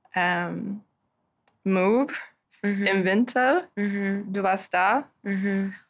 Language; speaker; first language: German; non-native, learner; Swedish